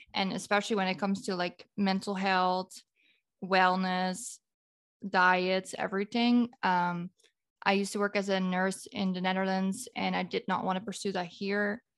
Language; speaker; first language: English; non-native, fluent; Dutch